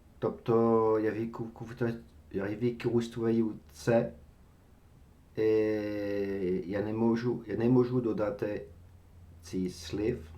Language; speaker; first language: Ukrainian; non-native, learner; French